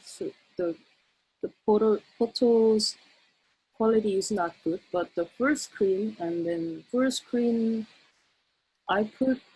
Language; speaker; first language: English; non-native, learner; Korean